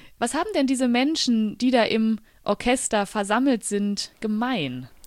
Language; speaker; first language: German; native; German